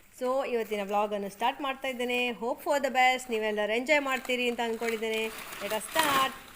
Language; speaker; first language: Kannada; non-native, local second language; Tulu